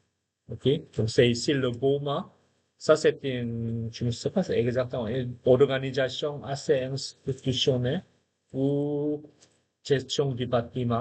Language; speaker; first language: French; non-native, fluent; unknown